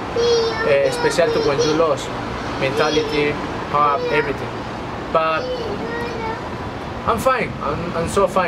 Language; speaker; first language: English; non-native, learner; Spanish